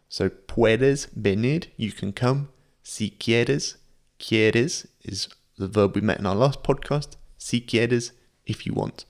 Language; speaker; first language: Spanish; non-native, fluent; English